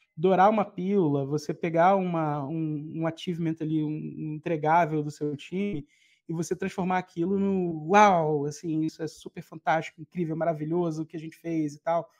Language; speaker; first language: Portuguese; native; Portuguese